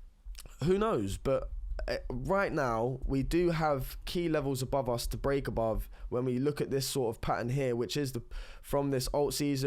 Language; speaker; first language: English; native; English